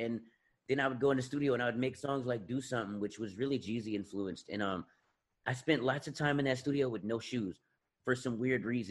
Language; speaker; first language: English; native; English